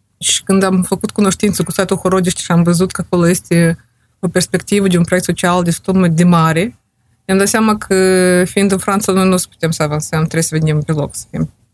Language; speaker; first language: Romanian; native; Romanian